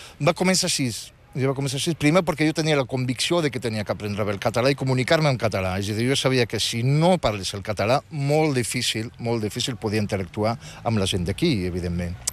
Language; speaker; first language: Catalan; non-native, fluent; Riffian